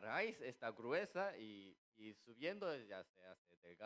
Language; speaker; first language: Spanish; non-native, fluent; Korean